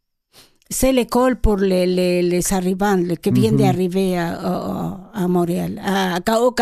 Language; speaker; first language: French; non-native, learner; Spanish